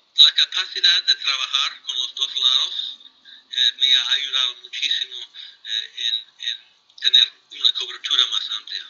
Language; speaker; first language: Spanish; non-native, fluent; English